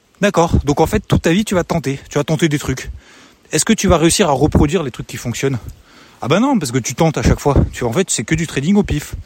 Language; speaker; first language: French; native; French